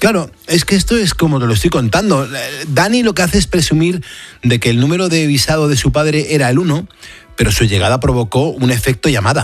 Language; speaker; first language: Spanish; native; Spanish